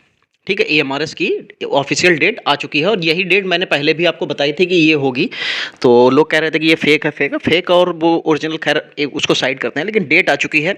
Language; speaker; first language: Hindi; native; Hindi